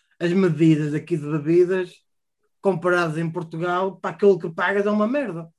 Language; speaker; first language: Portuguese; native; Portuguese